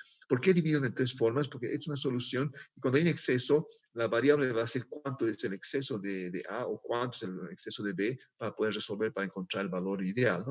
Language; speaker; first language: Spanish; native; Spanish